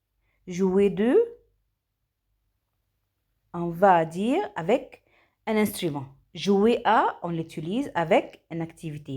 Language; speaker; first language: French; non-native, fluent; Arabic